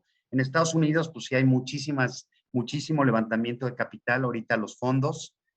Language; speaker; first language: Spanish; native; Spanish